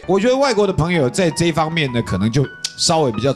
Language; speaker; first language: Chinese; native; Chinese